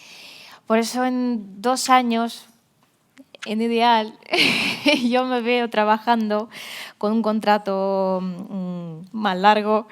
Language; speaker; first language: Spanish; non-native, fluent; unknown